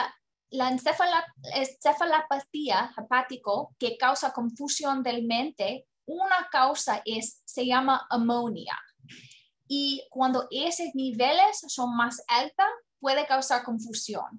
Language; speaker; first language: Spanish; non-native, learner; English